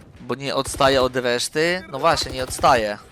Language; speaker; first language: Polish; native; Polish